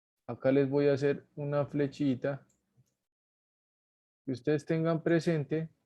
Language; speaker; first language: Spanish; native; Spanish